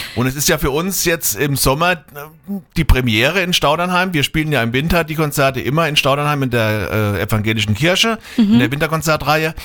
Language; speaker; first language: German; native; German